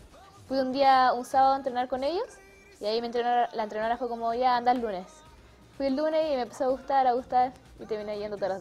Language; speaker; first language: Spanish; native; Spanish